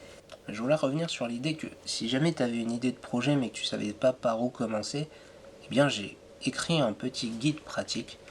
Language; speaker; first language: French; native; French